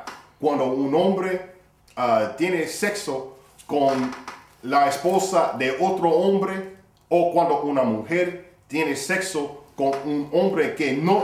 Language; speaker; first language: Spanish; non-native, fluent; English